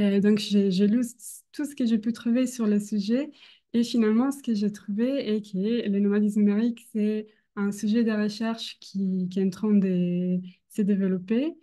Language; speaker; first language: French; non-native, fluent; Italian